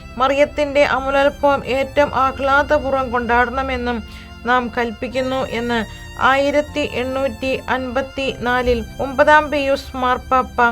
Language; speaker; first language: Malayalam; native; Malayalam